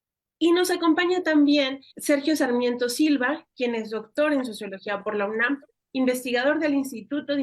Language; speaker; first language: Spanish; native; Spanish